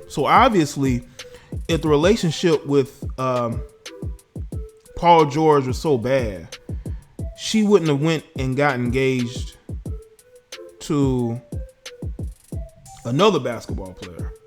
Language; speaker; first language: English; native; English